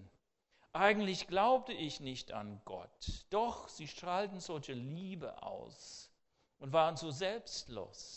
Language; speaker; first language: German; non-native, fluent; English